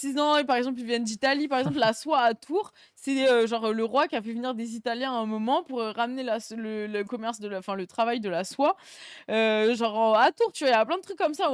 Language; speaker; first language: French; native; French